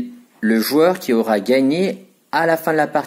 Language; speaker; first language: French; native; French